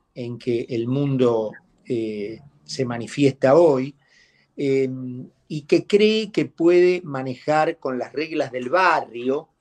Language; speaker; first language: Spanish; native; Spanish